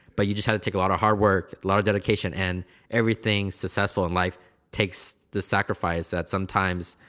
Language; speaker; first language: English; native; English